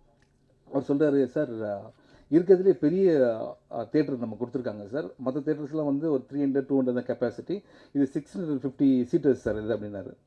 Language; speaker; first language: Tamil; native; Tamil